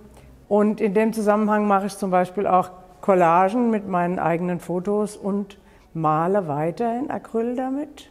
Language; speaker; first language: German; native; German